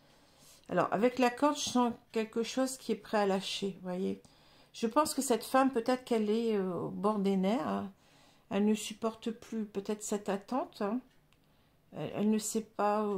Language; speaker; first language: French; native; French